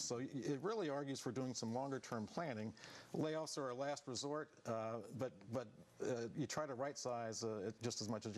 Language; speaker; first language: English; native; English